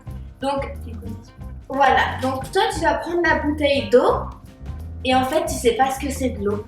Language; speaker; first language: French; native; French